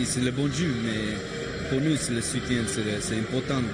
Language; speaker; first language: French; non-native, learner; English